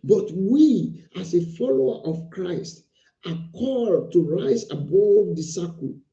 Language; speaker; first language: English; non-native, local second language; Yoruba